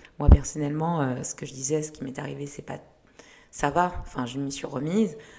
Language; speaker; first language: French; early bilingual, other home language; Kinyarwanda